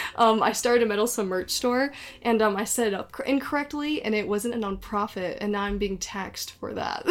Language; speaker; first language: English; native; English